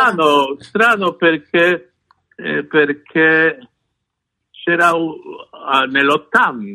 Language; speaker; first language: Italian; non-native, fluent; Polish